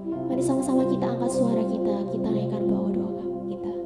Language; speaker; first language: Indonesian; native; Indonesian